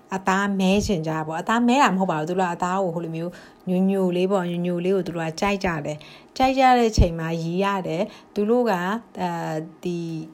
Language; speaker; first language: Burmese; native; Burmese